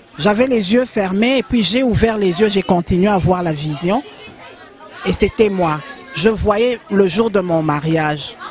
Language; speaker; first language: French; non-native, local second language; Lingala